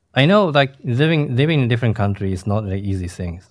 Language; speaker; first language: English; non-native, fluent; Japanese